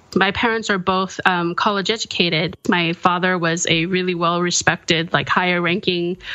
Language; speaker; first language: English; early bilingual, other home language; Korean